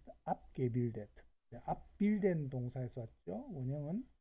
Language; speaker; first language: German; non-native, fluent; Korean